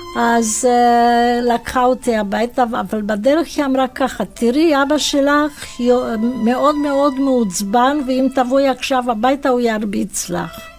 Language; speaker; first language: Hebrew; non-native, fluent; Romanian